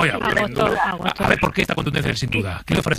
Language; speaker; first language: Spanish; native; Spanish